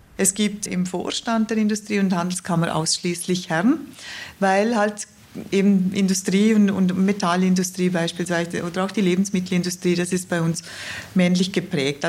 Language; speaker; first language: German; native; German